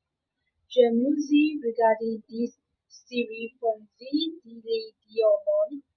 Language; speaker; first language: French; non-native, learner; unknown